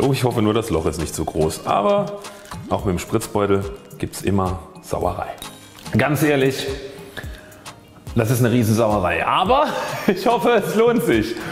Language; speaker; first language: German; native; German